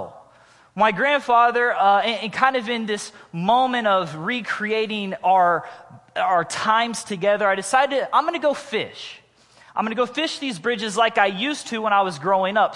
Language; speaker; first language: English; native; English